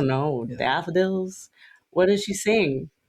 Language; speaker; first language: English; native; English